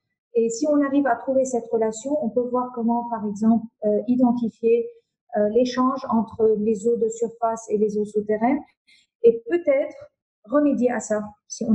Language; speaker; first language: French; non-native, local second language; Arabic